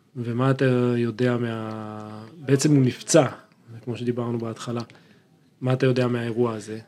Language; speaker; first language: Hebrew; native; Hebrew